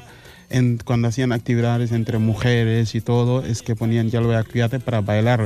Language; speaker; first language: Spanish; non-native, fluent; Mandingo